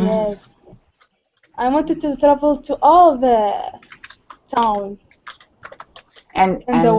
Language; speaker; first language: English; non-native, learner; Arabic